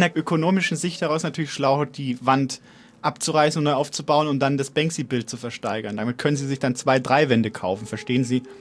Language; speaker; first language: German; native; German